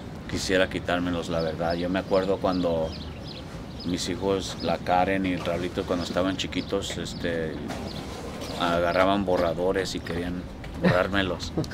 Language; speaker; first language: Spanish; early bilingual, heritage; Spanish